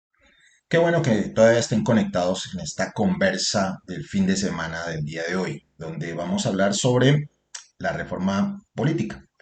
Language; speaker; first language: Spanish; native; Spanish